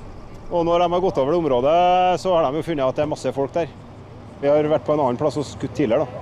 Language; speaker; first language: Norwegian; native; Norwegian